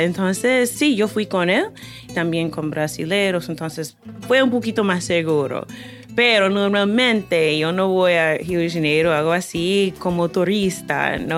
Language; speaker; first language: Spanish; non-native, fluent; English